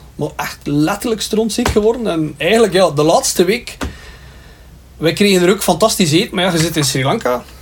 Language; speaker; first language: Dutch; native; Dutch